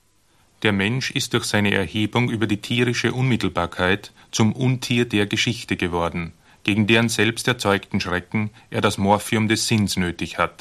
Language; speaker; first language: German; native; German